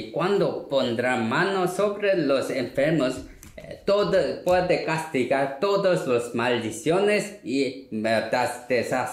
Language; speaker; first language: Spanish; non-native, learner; Korean